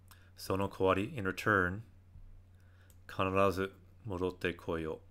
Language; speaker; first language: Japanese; non-native, fluent; English